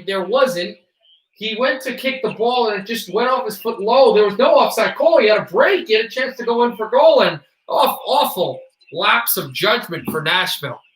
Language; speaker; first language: English; native; English